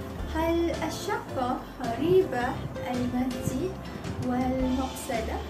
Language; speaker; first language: Arabic; non-native, learner; Malay